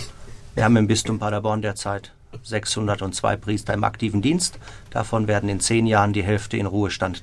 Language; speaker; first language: German; native; German